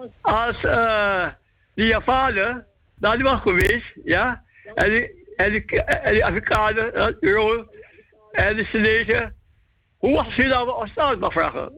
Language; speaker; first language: Dutch; non-native, local second language; Javanese